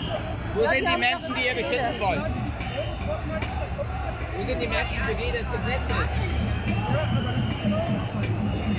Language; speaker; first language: German; native; German